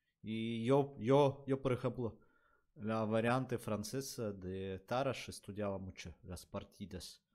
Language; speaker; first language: Spanish; non-native, learner; Russian